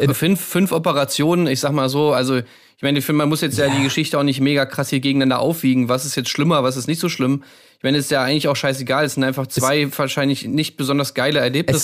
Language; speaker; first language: German; native; German